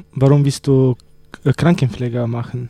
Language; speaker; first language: German; non-native, learner; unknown